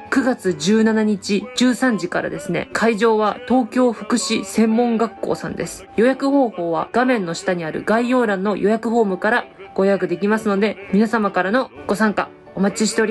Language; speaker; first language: Japanese; native; Japanese